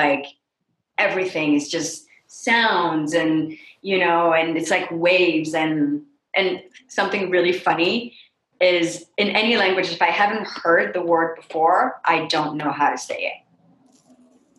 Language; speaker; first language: English; non-native, fluent; French